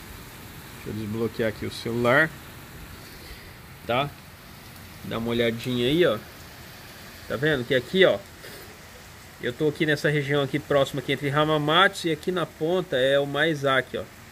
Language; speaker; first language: Portuguese; native; Portuguese